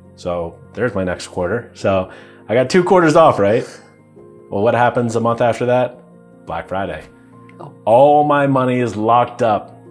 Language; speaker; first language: English; native; English